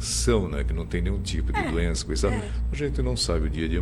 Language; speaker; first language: Portuguese; native; Portuguese